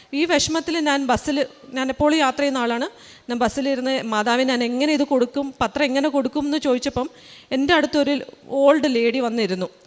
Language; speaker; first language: Malayalam; early bilingual, heritage; Malayalam